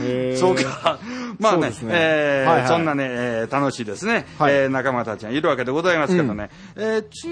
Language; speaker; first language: Japanese; native; Japanese